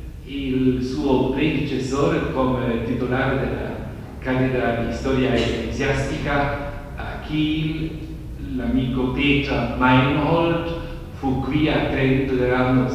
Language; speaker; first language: Italian; non-native, fluent; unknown